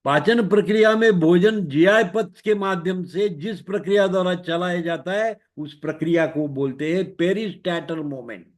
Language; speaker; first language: Hindi; non-native, local second language; Marathi